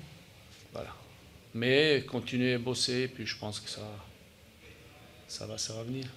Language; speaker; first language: French; native; French